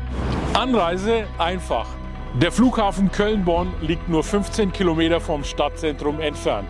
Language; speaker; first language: German; native; German